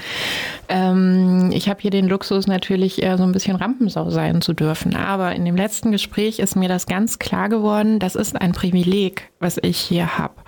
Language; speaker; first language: German; native; German